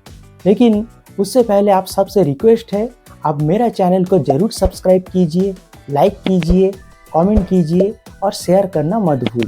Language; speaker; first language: Hindi; non-native, local second language; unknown